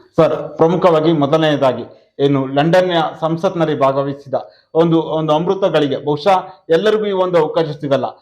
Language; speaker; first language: Kannada; native; Kannada